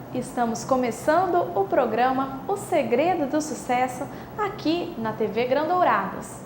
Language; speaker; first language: Portuguese; native; Portuguese